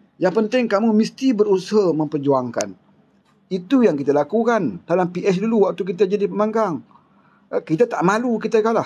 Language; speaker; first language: Malay; native; Malay